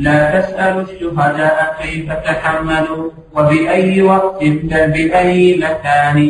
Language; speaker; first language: Arabic; native; Arabic